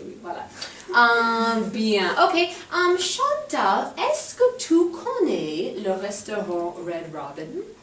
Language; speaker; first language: French; non-native, fluent; English